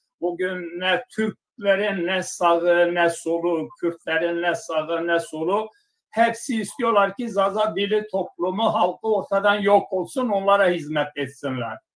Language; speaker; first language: Turkish; non-native, local second language; Zaza